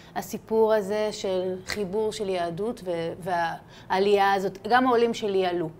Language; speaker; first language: Hebrew; native; Hebrew